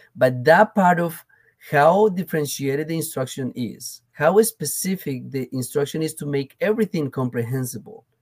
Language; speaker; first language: English; non-native, fluent; Spanish